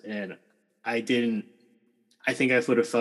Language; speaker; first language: English; native; English